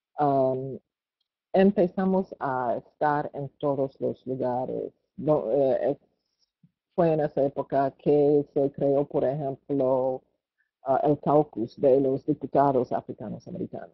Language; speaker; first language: Spanish; non-native, fluent; English